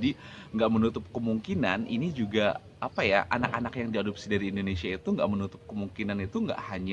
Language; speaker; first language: Indonesian; native; Indonesian